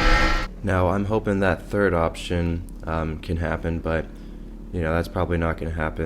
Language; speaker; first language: English; native; English